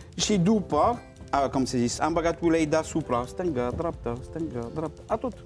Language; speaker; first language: Romanian; non-native, learner; French